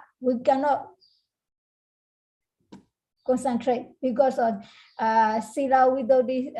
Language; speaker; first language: English; non-native, learner; Burmese